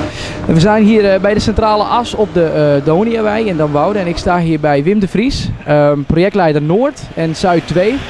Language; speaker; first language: Dutch; native; Dutch